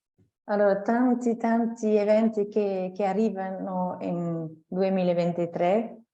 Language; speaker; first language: Italian; non-native, fluent; French